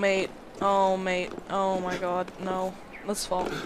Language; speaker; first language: English; native; English